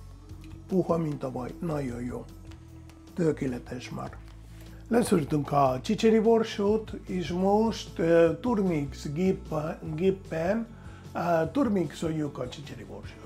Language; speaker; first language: Hungarian; non-native, fluent; Spanish